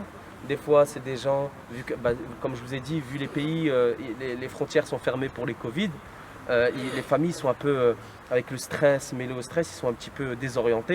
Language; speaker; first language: French; native; French